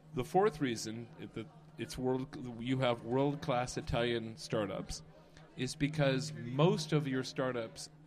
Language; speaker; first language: English; native; English